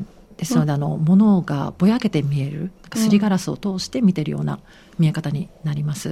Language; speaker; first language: Japanese; native; Japanese